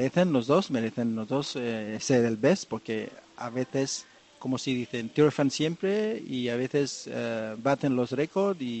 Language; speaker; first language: Spanish; non-native, fluent; French